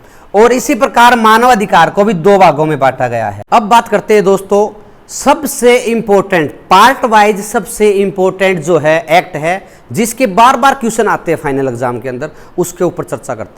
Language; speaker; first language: Hindi; native; Hindi